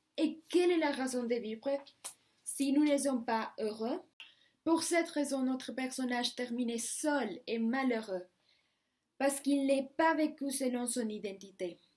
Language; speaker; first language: French; non-native, learner; Spanish